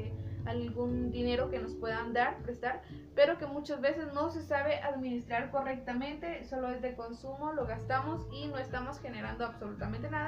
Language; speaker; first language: Spanish; native; Spanish